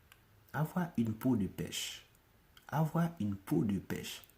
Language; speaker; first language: French; non-native, local second language; Haitian Creole